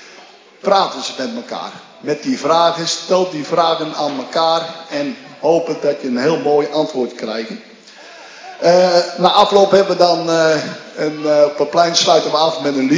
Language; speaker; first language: Dutch; native; Dutch